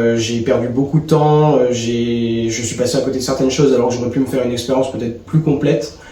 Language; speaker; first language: French; native; French